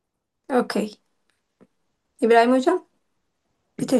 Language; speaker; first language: German; non-native, learner; Turkish